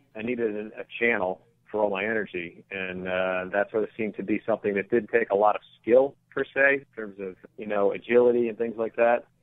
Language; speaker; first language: English; native; English